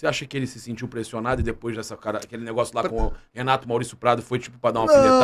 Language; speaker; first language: Portuguese; native; Portuguese